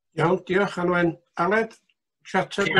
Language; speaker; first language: Welsh; native; Welsh